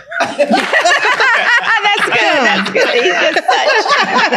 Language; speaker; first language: English; native; English